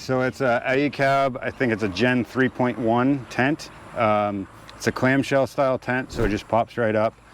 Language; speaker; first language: English; native; English